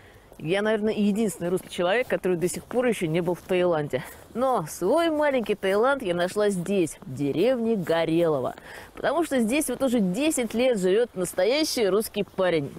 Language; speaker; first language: Russian; native; Russian